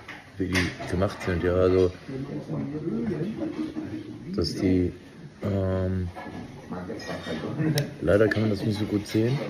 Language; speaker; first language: German; native; German